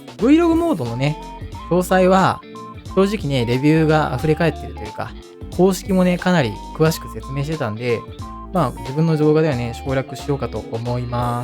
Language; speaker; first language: Japanese; native; Japanese